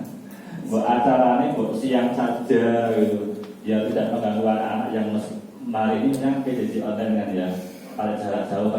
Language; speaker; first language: Indonesian; native; Indonesian